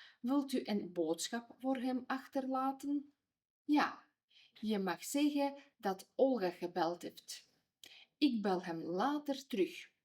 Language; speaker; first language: Dutch; non-native, fluent; Ukrainian